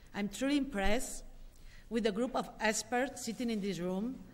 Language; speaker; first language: English; non-native, fluent; Spanish